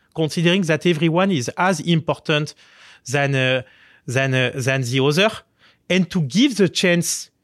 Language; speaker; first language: English; non-native, fluent; French